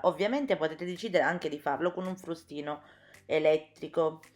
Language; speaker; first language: Italian; native; Italian